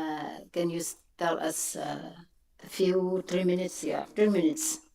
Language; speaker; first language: English; non-native, fluent; French